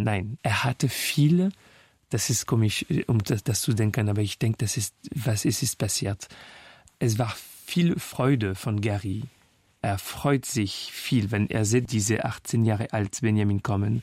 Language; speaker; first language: German; non-native, fluent; French